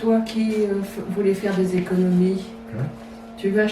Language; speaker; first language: French; native; French